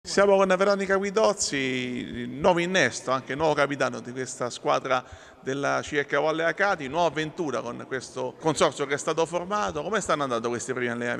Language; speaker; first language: Italian; native; Italian